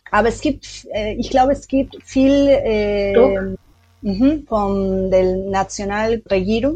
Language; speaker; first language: German; non-native, learner; Spanish